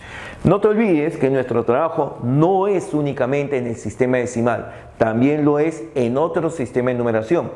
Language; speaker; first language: Spanish; native; Spanish